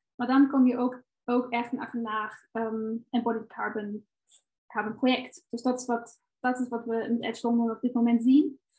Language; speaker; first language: Dutch; non-native, fluent; German